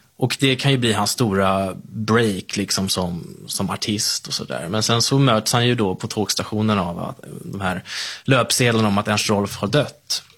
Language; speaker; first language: Swedish; native; Swedish